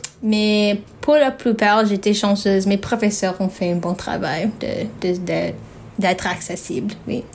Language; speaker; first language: French; non-native, learner; English